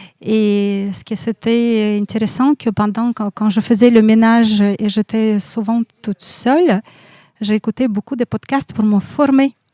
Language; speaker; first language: French; non-native, fluent; Russian